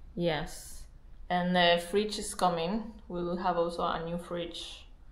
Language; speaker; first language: English; non-native, fluent; Spanish